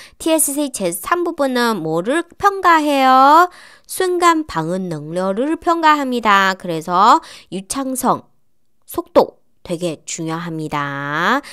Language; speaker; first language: Korean; non-native, fluent; Chinese